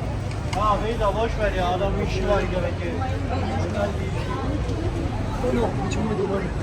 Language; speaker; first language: Turkish; native; Turkish